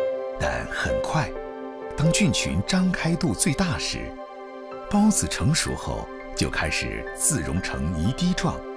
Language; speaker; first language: Chinese; native; Chinese